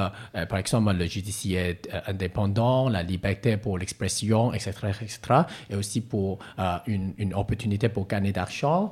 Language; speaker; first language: French; non-native, learner; Cantonese